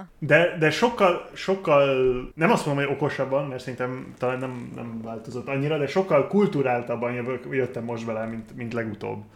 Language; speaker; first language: Hungarian; native; Hungarian